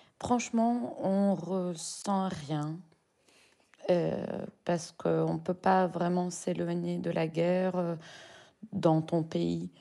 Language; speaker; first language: French; non-native, fluent; Russian